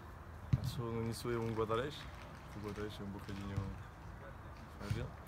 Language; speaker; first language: Portuguese; non-native, learner; French